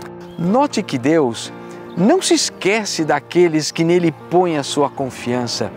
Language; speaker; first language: Portuguese; native; Portuguese